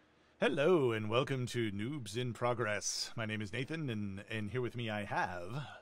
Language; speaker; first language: English; native; English